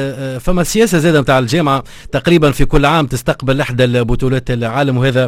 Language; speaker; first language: Arabic; native; Arabic